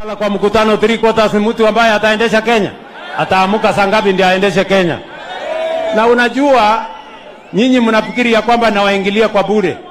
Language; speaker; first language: Swahili; non-native, local second language; Kalenjin